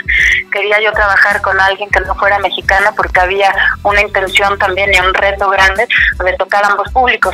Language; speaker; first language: Spanish; native; Spanish